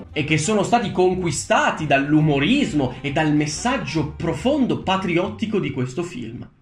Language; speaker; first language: Italian; early bilingual, other home language; Romanian